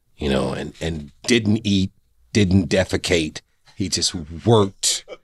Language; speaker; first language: English; native; English